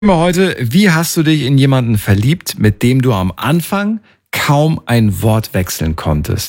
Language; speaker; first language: German; native; German